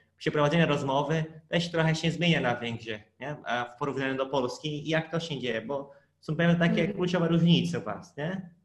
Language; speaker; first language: Polish; non-native, fluent; Portuguese